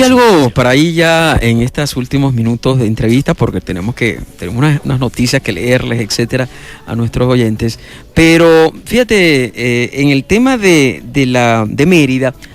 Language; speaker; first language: Spanish; native; Spanish